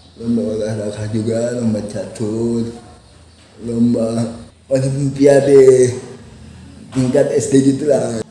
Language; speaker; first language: Indonesian; non-native, local second language; Minangkabau